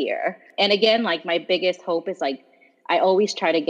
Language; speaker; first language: English; early bilingual, other home language; Spanish